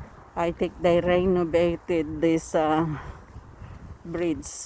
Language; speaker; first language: English; non-native, local second language; Filipino